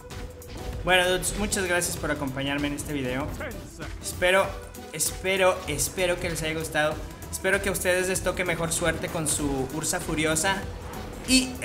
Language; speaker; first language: Spanish; native; Spanish